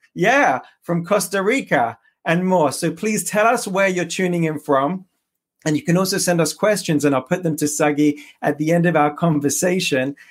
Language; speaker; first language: English; native; English